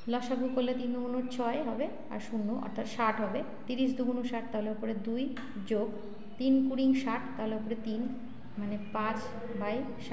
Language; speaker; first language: Bangla; native; Bangla